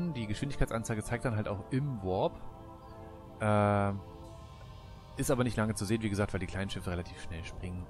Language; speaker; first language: German; native; German